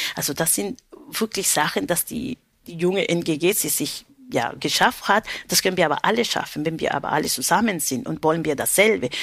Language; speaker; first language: German; non-native, fluent; Spanish